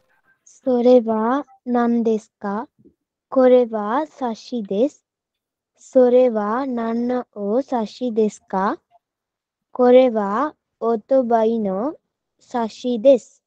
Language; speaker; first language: Japanese; non-native, learner; Sinhala